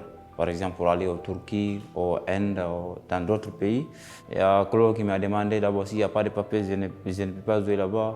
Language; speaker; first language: French; non-native, learner; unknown